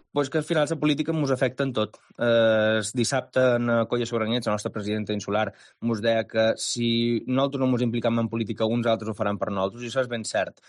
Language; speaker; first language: Catalan; native; Catalan